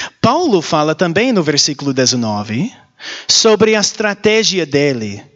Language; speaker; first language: Portuguese; non-native, learner; English